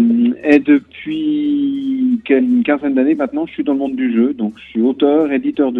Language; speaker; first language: French; native; French